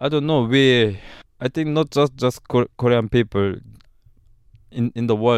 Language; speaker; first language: English; non-native, learner; Korean